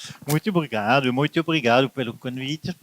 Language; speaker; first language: Portuguese; non-native, fluent; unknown